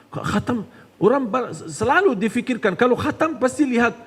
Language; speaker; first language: Indonesian; non-native, fluent; Arabic